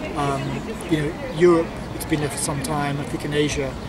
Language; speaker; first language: English; native; English